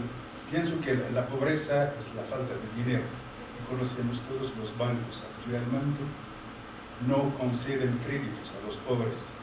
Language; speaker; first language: Spanish; non-native, fluent; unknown